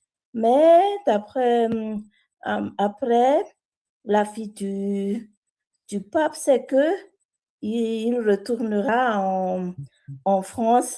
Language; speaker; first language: French; non-native, local second language; Malagasy